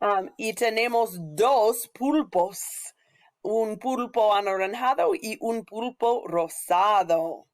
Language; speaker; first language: Spanish; non-native, fluent; English